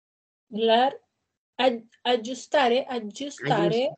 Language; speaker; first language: Italian; non-native, learner; Spanish